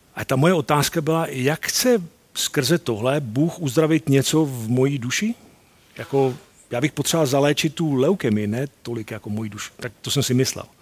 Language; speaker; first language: Czech; native; Czech